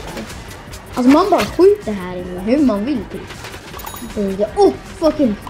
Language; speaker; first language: Swedish; non-native, learner; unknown